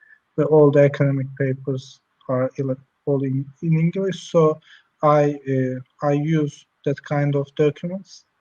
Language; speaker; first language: English; non-native, learner; Turkish